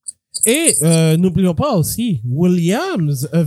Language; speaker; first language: French; native; French